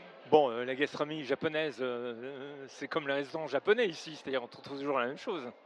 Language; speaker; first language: French; native; French